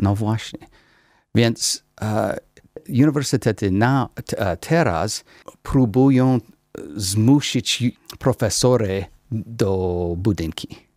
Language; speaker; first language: Polish; non-native, learner; English